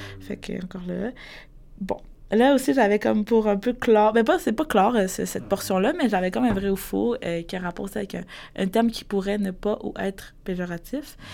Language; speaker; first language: French; early bilingual, other home language; Spanish